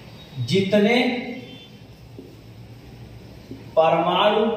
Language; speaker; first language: Hindi; native; Hindi